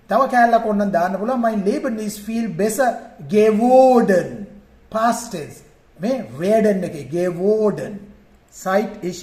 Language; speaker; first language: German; non-native, fluent; Sinhala